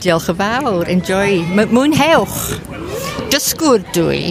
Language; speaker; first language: Welsh; non-native, learner; English